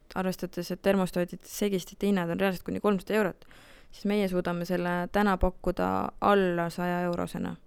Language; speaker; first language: Estonian; native; Estonian